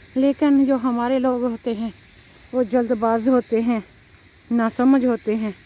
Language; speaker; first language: Urdu; non-native, local second language; Punjabi